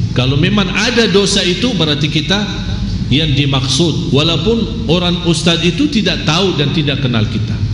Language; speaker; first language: Malay; non-native, fluent; Arabic